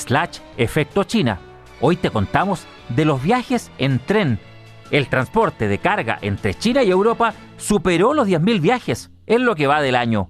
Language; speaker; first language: Spanish; native; Spanish